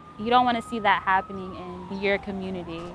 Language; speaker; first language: English; native; English